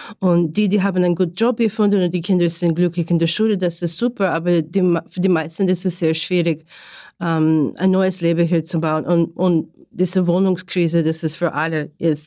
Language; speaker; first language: German; non-native, learner; Ukrainian